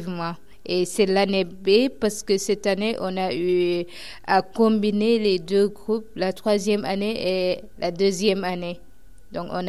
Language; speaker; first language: French; non-native, local second language; Wolof